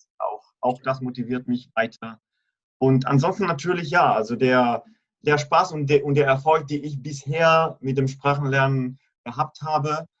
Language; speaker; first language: German; non-native, fluent; Italian